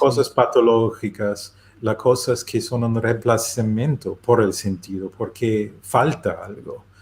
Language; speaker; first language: Spanish; non-native, learner; German